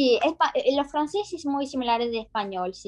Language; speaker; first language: Spanish; non-native, learner; English